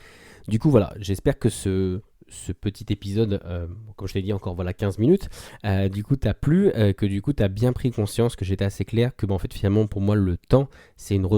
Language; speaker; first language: French; native; French